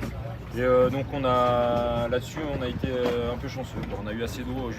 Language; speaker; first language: French; native; French